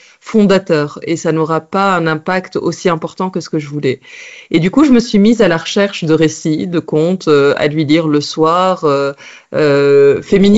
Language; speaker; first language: French; non-native, local second language; Arabic